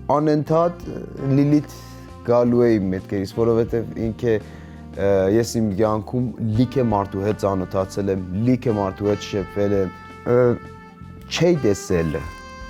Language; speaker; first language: Armenian; non-native, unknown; Persian